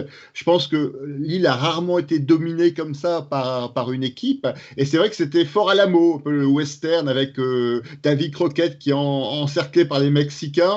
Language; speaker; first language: French; native; French